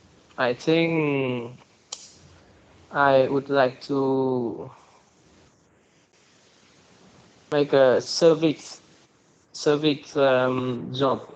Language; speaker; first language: English; non-native, learner; Vietnamese